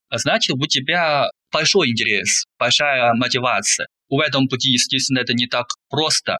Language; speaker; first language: Russian; non-native, fluent; Chinese